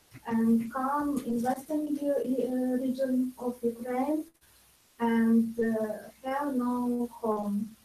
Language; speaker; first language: English; non-native, learner; Ukrainian